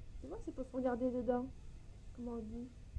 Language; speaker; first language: French; native; French